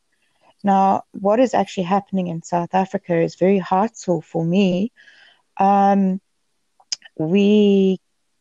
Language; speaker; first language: English; native; English